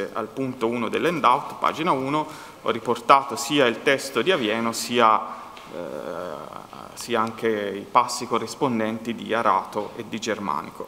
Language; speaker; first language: Italian; native; Italian